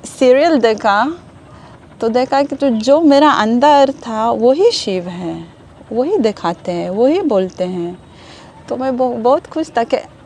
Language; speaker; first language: Hindi; non-native, learner; Hebrew